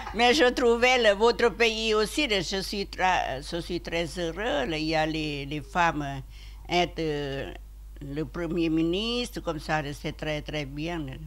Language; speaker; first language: French; non-native, learner; Lao